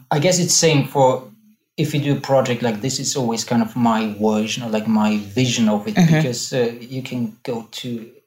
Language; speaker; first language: English; non-native, fluent; German